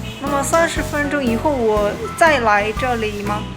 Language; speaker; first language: Chinese; non-native, learner; Korean